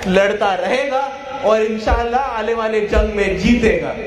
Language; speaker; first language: Hindi; non-native, local second language; Marathi